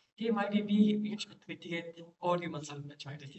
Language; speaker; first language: Mongolian; non-native, learner; English